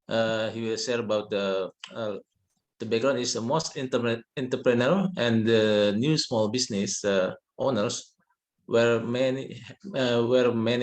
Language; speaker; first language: English; non-native, learner; Indonesian